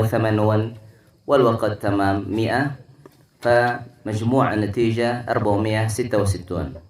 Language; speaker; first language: Arabic; non-native, fluent; Indonesian